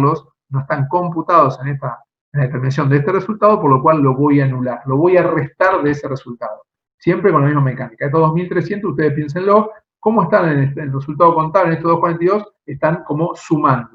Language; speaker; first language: Spanish; native; Spanish